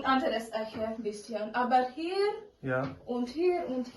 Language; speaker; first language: German; non-native, learner; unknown